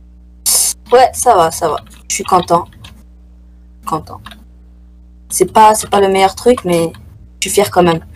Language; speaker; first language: French; native; French